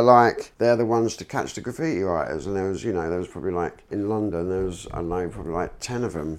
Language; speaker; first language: English; native; English